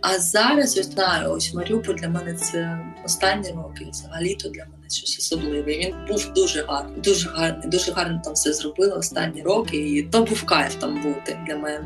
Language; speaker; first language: Ukrainian; native; Ukrainian